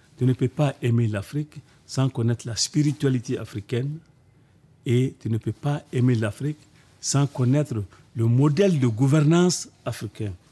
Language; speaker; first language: French; non-native, local second language; Bambara